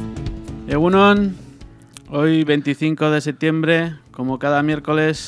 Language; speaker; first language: Spanish; native; Spanish